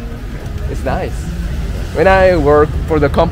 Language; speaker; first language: English; non-native, learner; Korean